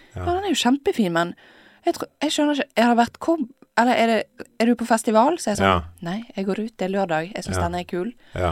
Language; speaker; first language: Norwegian; native; Norwegian